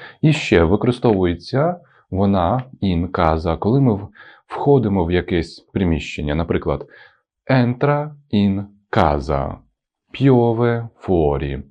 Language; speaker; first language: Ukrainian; non-native, local second language; Russian